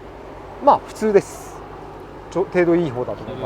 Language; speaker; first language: Japanese; native; Japanese